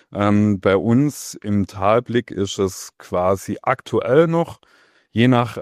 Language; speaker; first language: German; native; German